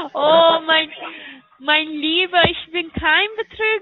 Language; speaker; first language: German; non-native, learner; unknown